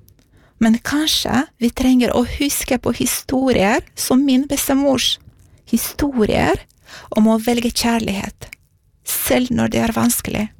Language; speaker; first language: Norwegian; non-native, fluent; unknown